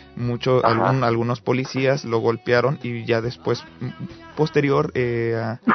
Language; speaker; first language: Spanish; native; Spanish